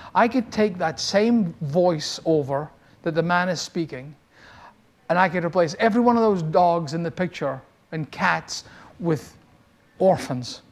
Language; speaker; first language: English; native; English